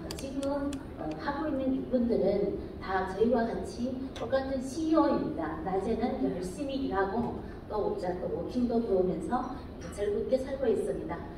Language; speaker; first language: Korean; early bilingual, heritage; Korean